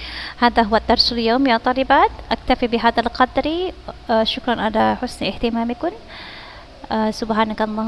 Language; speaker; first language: Arabic; non-native, fluent; Indonesian